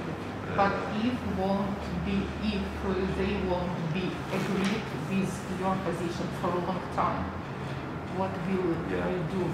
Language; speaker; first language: English; non-native, learner; Russian